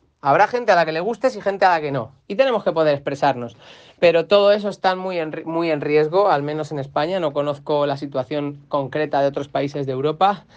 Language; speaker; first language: Spanish; native; Spanish